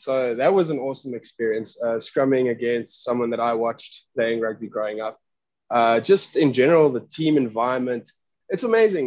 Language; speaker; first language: English; non-native, local second language; Afrikaans